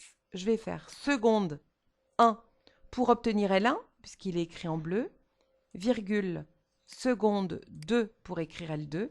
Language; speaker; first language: French; native; French